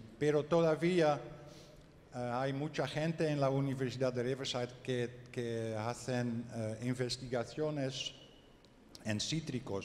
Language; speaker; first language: Spanish; non-native, learner; Dutch